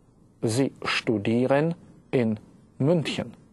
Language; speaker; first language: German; non-native, fluent; Russian